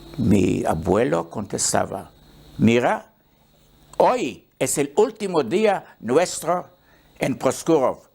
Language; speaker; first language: Spanish; non-native, learner; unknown